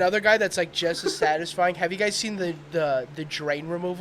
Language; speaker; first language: English; native; English